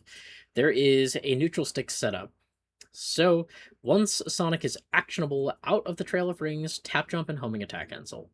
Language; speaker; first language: English; native; English